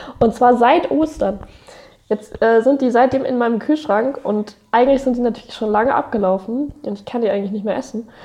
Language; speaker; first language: German; native; German